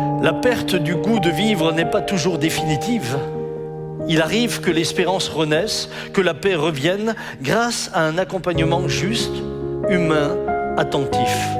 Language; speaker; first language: French; native; French